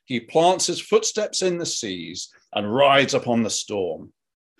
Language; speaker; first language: English; native; English